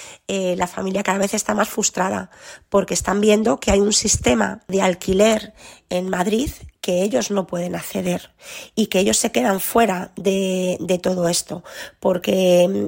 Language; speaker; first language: Spanish; native; Spanish